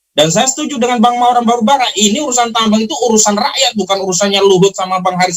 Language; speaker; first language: Indonesian; native; Indonesian